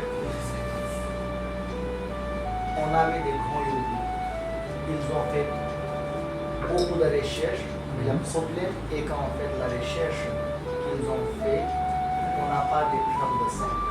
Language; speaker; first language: French; non-native, learner; Hindi